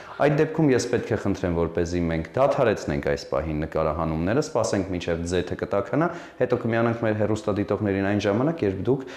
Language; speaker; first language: Armenian; native; Armenian